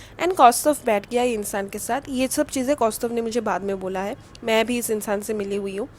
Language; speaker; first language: Hindi; non-native, local second language; Bangla